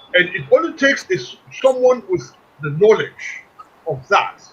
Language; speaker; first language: English; non-native, local second language; Yoruba